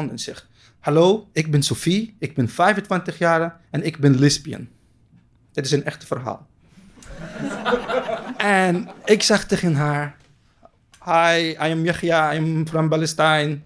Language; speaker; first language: Dutch; non-native, learner; Arabic